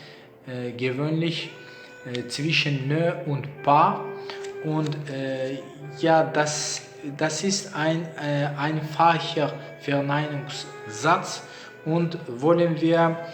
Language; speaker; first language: German; non-native, learner; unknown